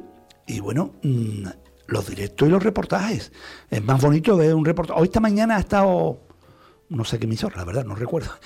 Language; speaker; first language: Spanish; native; Spanish